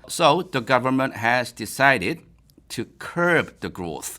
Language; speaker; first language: English; non-native, fluent; Korean